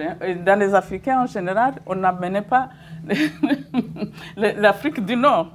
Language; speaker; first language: French; non-native, local second language; Kinyarwanda